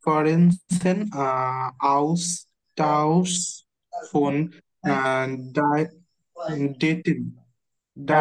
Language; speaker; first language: German; non-native, learner; Bangla